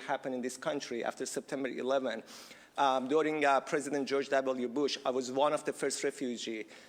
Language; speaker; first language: English; non-native, fluent; Persian